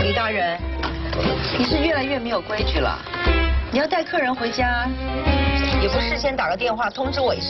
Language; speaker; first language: Chinese; native; Chinese